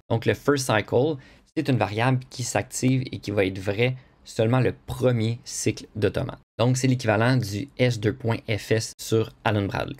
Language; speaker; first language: French; native; French